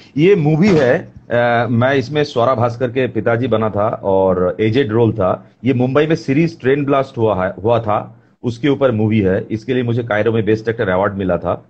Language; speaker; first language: Hindi; non-native, local second language; Bangla